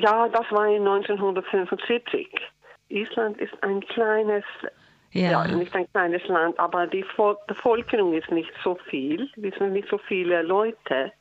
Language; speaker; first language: German; non-native, learner; Icelandic